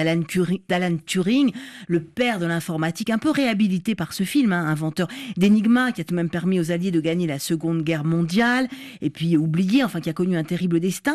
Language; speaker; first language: French; native; French